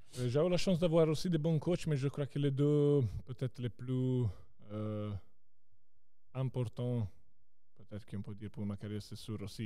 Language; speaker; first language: French; non-native, local second language; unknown